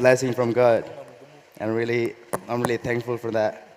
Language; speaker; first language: English; non-native, fluent; Indonesian